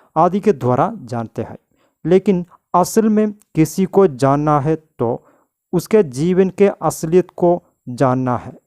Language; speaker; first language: Hindi; non-native, local second language; Malayalam